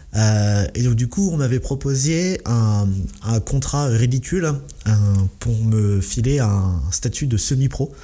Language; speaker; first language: French; native; French